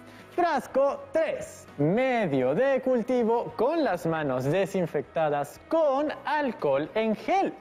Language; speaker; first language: Spanish; native; Spanish